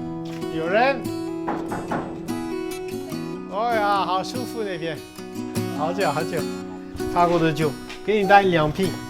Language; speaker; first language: Chinese; non-native, fluent; French